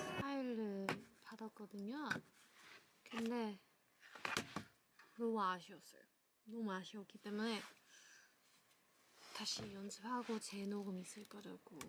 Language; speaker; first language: Korean; non-native, fluent; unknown